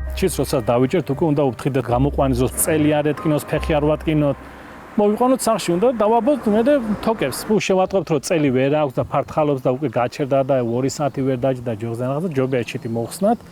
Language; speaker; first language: Georgian; native; Georgian